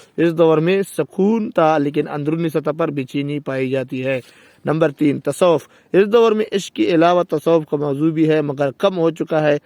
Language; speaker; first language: Urdu; non-native, local second language; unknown